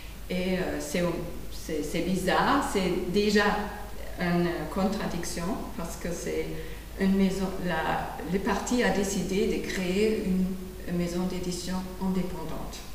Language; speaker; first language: French; non-native, fluent; German